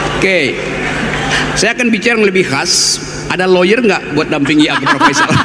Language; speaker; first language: Indonesian; native; Indonesian